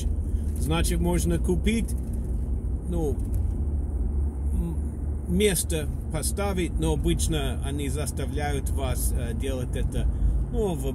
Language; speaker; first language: Russian; non-native, learner; English